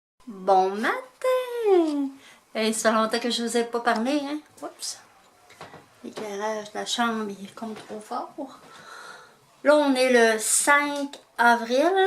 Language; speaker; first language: French; native; French